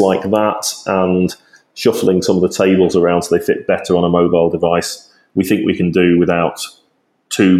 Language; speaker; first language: English; native; English